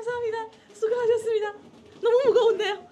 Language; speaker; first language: Korean; non-native, fluent; Chinese